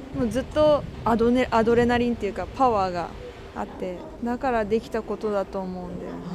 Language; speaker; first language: Japanese; native; Japanese